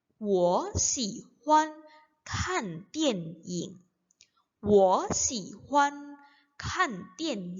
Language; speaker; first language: Chinese; non-native, fluent; Indonesian